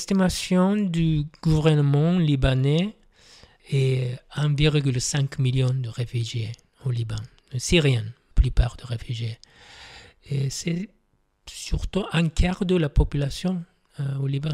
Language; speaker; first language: French; non-native, fluent; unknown